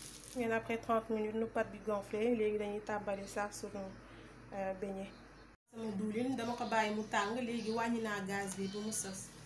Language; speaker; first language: French; non-native, local second language; Wolof